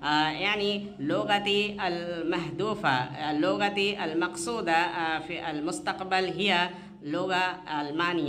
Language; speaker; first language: Arabic; non-native, fluent; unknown